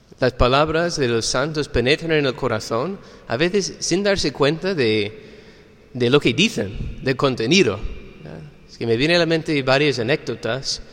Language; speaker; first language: Spanish; non-native, fluent; English